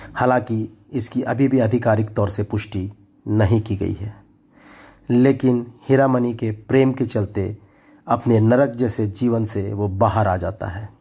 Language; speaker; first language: Hindi; native; Hindi